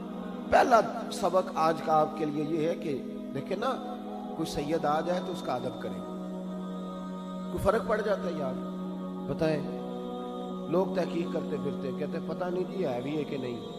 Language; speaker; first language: Urdu; native; Urdu